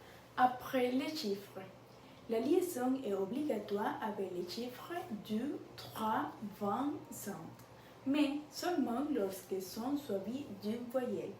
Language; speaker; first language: French; non-native, learner; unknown